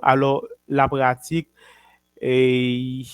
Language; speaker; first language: French; non-native, local second language; Haitian Creole